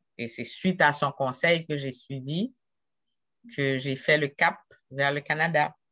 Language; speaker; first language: French; non-native, local second language; Haitian Creole